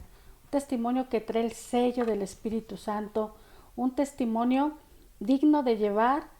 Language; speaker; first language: Spanish; native; Spanish